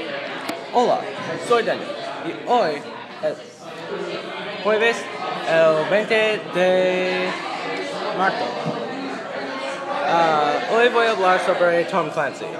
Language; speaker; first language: Spanish; non-native, learner; English